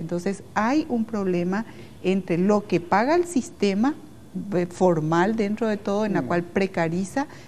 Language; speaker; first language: Spanish; native; Spanish